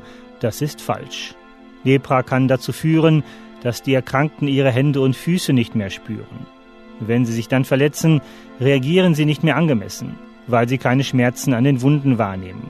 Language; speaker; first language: German; native; German